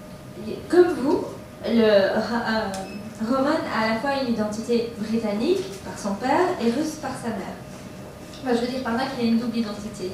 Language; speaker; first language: French; native; French